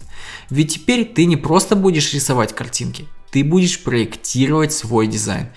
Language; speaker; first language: Russian; native; Russian